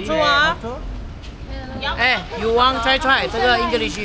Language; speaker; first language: English; non-native, learner; Chinese